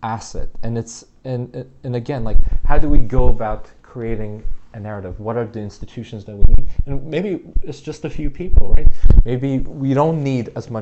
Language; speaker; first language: English; native; English